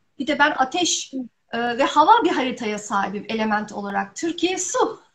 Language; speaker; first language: Turkish; early bilingual, heritage; Turkish